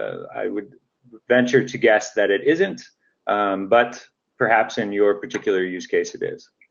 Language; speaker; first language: English; native; English